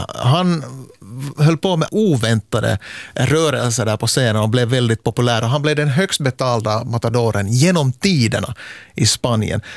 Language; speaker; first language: Swedish; native; Swedish